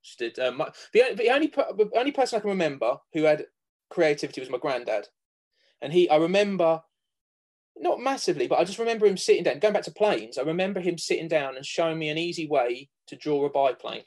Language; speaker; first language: English; native; English